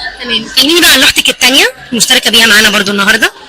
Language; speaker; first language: Arabic; native; Arabic